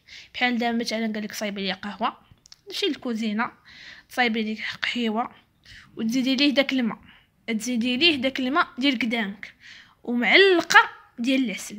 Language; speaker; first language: Arabic; native; Arabic